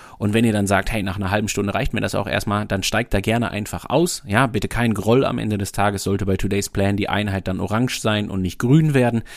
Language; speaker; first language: German; native; German